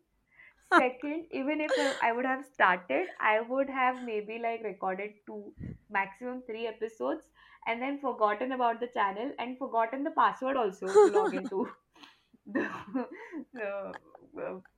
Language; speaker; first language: English; non-native, local second language; Kannada